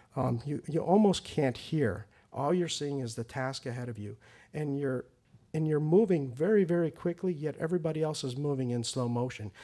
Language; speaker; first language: English; early bilingual, other home language; Persian